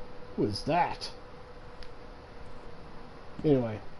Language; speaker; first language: English; native; English